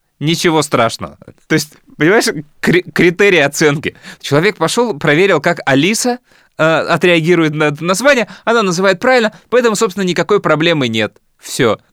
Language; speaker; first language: Russian; native; Russian